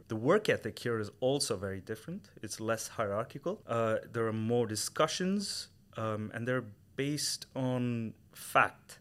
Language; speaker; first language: English; non-native, local second language; Tamil